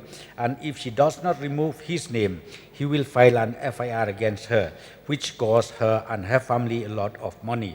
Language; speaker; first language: English; non-native, local second language; Khasi